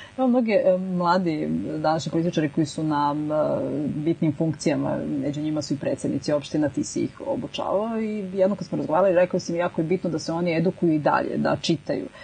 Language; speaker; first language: Serbian; native; Serbian